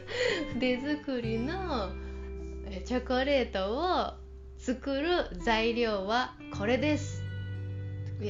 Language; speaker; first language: Japanese; non-native, fluent; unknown